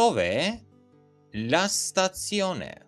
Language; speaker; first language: Italian; non-native, fluent; Albanian